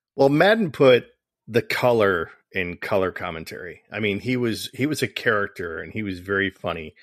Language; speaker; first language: English; native; English